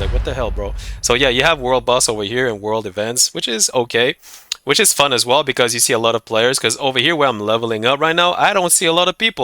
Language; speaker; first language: English; non-native, fluent; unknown